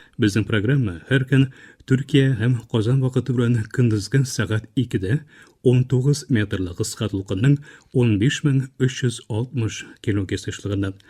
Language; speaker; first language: Tatar; early bilingual, heritage; Tatar